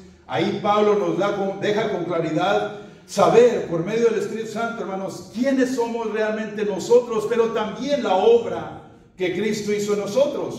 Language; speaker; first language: Spanish; native; Spanish